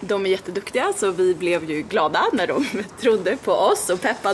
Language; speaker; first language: Swedish; native; Swedish